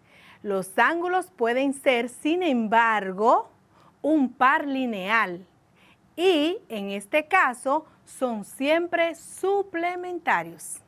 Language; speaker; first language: Spanish; native; Spanish